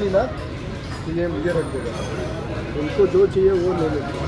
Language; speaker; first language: Russian; non-native, learner; Marathi